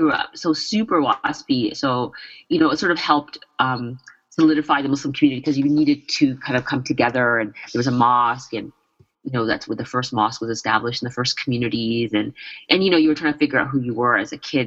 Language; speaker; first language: English; native; English